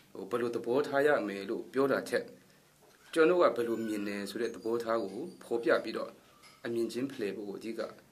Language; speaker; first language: Burmese; non-native, local second language; Kachin